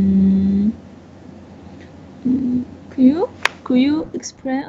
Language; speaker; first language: English; non-native, learner; Chinese